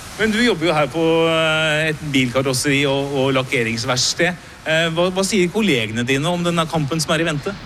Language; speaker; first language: Norwegian; native; Norwegian